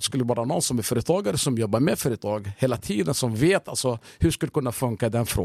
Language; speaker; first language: Swedish; non-native, fluent; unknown